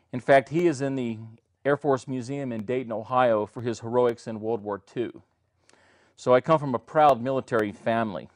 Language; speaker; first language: English; native; English